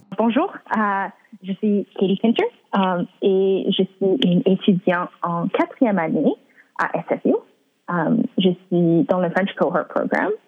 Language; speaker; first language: French; non-native, local second language; English